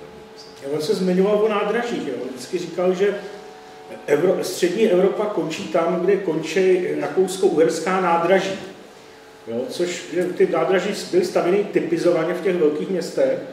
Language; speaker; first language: Czech; native; Czech